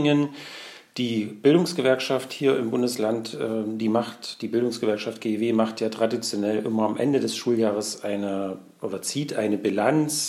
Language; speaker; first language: German; native; German